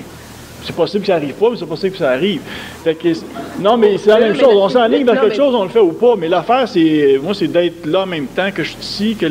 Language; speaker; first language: French; native; French